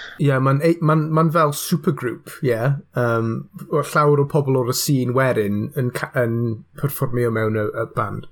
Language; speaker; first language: Welsh; non-native, local second language; English